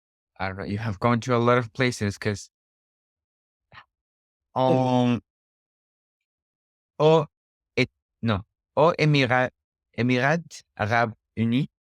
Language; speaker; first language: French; non-native, learner; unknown